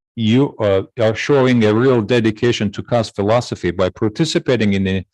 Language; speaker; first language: English; non-native, fluent; Azerbaijani